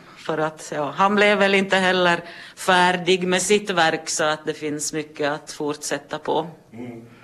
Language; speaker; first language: Swedish; native; Swedish